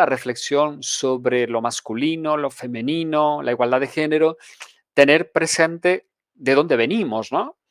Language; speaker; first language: Spanish; native; Spanish